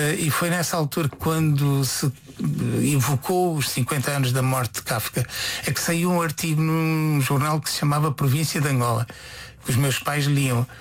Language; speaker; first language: Portuguese; non-native, fluent; Konkani